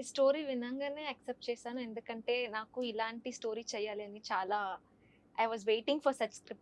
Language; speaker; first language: Telugu; non-native, learner; Kannada